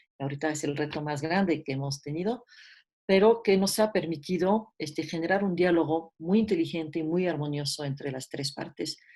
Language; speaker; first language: Spanish; early bilingual, heritage; French